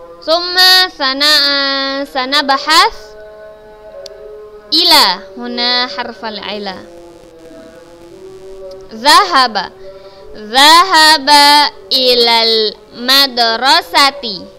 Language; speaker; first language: Arabic; non-native, fluent; Indonesian